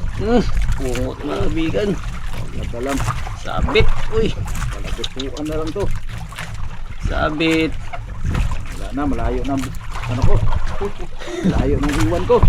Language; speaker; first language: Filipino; non-native, local second language; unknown